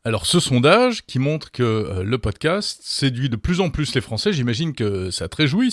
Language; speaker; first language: French; native; French